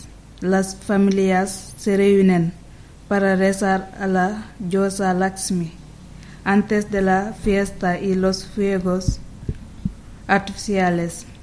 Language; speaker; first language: Spanish; non-native, learner; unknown